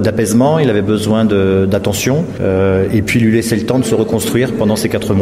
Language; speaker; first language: French; native; French